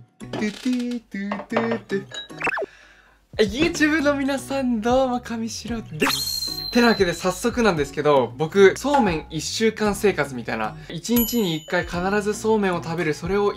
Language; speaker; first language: Japanese; native; Japanese